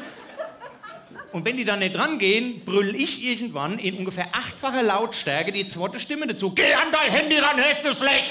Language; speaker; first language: German; native; German